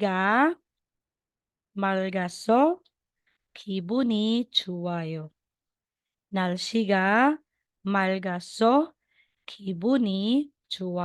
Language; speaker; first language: Korean; non-native, fluent; Filipino